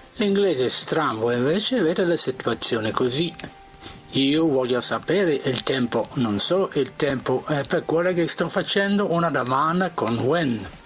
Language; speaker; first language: Italian; non-native, fluent; English